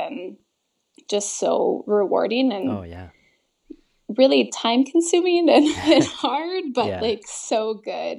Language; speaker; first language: English; native; English